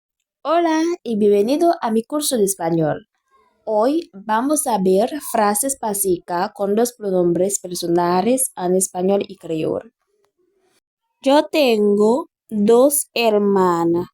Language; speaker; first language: Spanish; non-native, learner; Haitian Creole